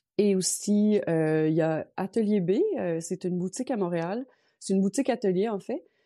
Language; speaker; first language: French; native; French